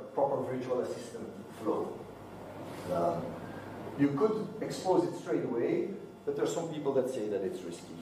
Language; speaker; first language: English; non-native, fluent; Dutch